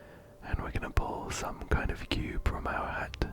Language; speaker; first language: English; native; English